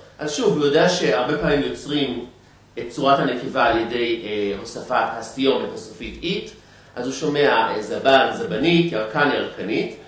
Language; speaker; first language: Hebrew; native; Hebrew